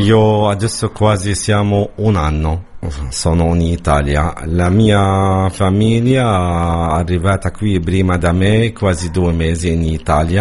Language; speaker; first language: Italian; non-native, learner; Arabic